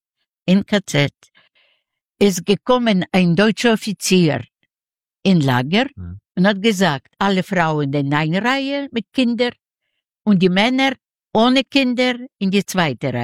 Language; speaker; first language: German; non-native, learner; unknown